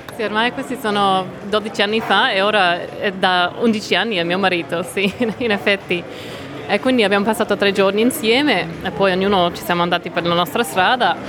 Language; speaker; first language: Italian; non-native, fluent; English